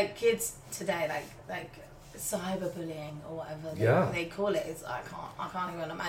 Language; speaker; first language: English; native; English